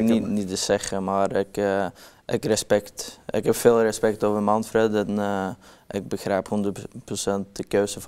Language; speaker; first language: Dutch; non-native, learner; Norwegian